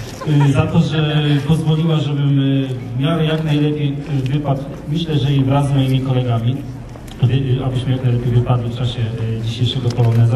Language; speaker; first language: Polish; native; Polish